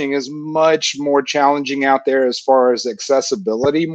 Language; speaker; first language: English; native; English